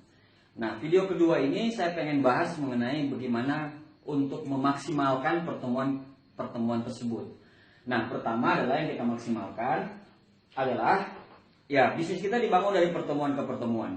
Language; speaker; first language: Indonesian; native; Indonesian